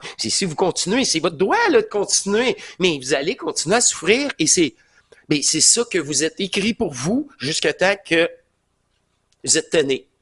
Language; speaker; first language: French; native; French